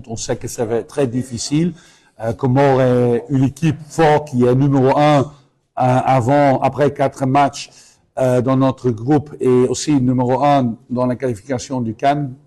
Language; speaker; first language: French; non-native, fluent; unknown